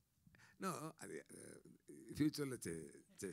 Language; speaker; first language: Telugu; non-native, learner; Tamil